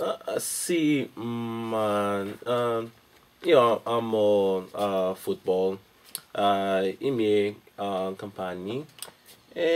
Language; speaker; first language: Italian; non-native, learner; English